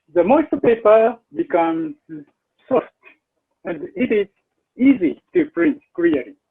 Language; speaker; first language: English; non-native, learner; Japanese